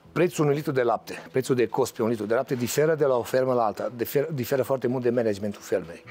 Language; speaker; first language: Romanian; native; Romanian